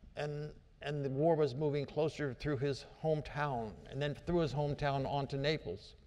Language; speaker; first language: English; native; English